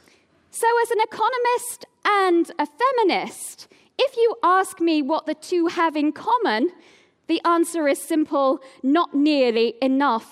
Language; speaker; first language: English; native; English